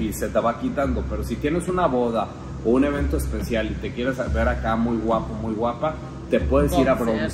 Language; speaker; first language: Spanish; native; Spanish